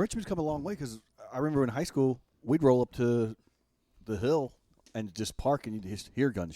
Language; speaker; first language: English; native; English